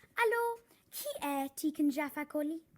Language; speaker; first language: French; non-native, learner; English